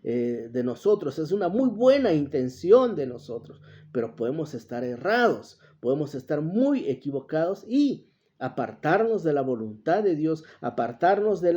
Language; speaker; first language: Spanish; native; Spanish